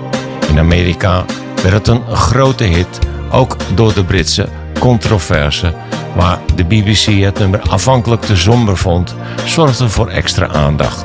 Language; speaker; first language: Dutch; native; Dutch